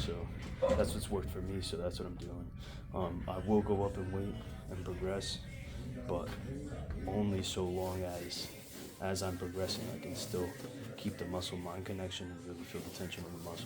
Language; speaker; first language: English; native; English